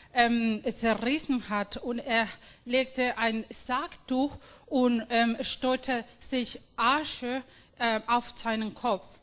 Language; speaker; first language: German; non-native, fluent; Spanish